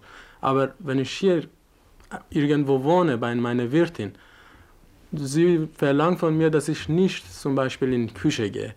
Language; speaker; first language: German; non-native, learner; Persian